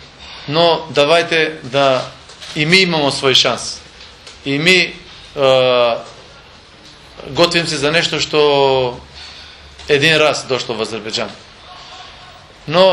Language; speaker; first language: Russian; non-native, learner; Macedonian